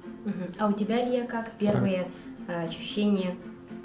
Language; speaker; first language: Russian; non-native, local second language; Yakut